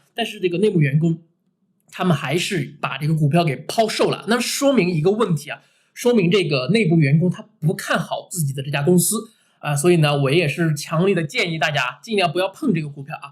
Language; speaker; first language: Chinese; native; Chinese